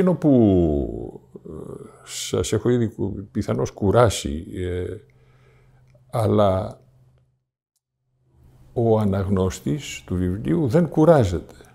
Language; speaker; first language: Greek; native; Greek